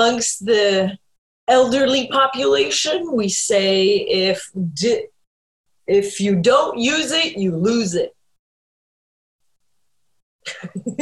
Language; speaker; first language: English; native; English